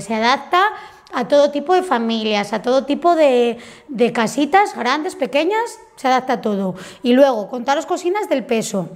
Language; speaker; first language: Spanish; native; Spanish